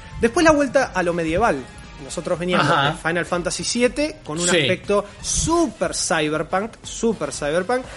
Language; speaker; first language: Spanish; native; Spanish